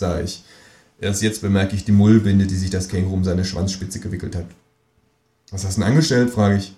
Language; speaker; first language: German; native; German